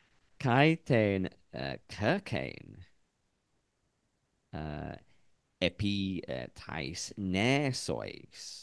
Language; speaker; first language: Greek; non-native, learner; English